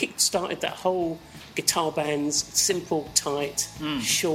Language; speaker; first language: English; native; English